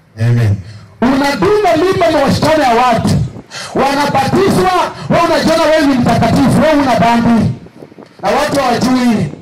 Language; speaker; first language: Swahili; non-native, local second language; Gusii